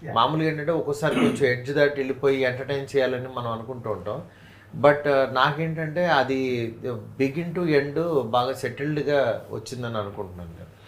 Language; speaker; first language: Telugu; native; Telugu